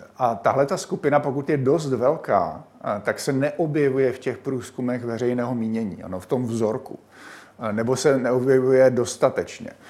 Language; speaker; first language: Czech; native; Czech